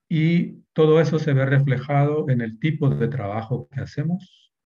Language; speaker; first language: Spanish; native; Spanish